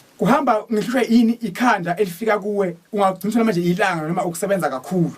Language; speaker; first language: Zulu; native; Zulu